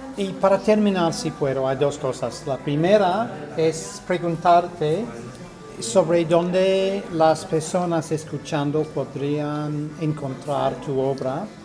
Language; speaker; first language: Spanish; non-native, fluent; English